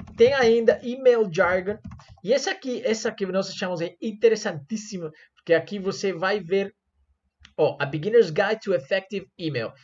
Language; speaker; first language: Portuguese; non-native, fluent; Spanish